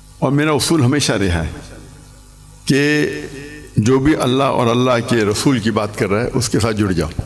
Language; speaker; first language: Urdu; non-native, local second language; English